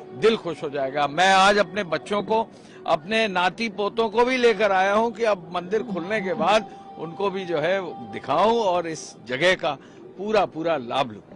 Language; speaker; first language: Hindi; native; Hindi